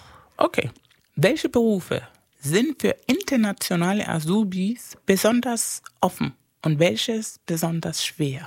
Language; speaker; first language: German; early bilingual, other home language; Spanish